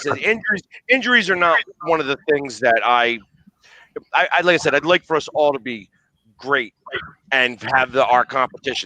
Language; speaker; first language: English; native; English